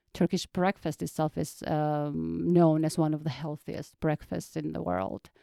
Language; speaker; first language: English; non-native, fluent; Georgian